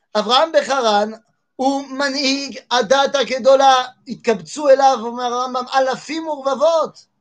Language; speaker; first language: Hebrew; non-native, fluent; French